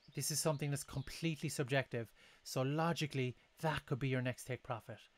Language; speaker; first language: English; native; English